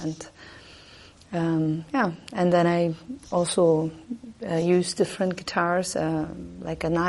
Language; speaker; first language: English; non-native, fluent; German